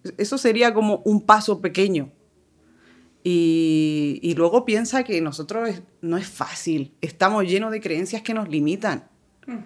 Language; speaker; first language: Spanish; native; Spanish